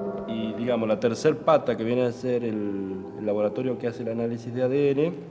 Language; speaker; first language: Spanish; native; Spanish